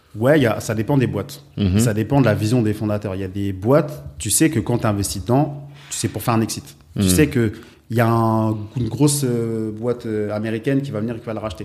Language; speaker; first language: French; native; French